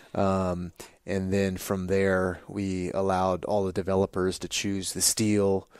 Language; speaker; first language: English; native; English